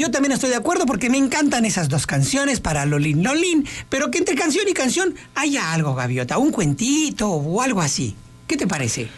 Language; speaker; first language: Spanish; native; Spanish